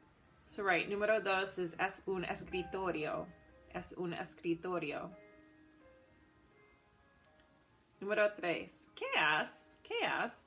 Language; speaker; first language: Spanish; non-native, fluent; English